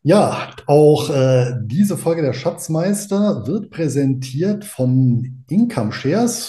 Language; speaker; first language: German; native; German